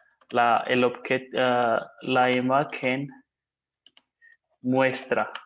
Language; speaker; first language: Spanish; non-native, fluent; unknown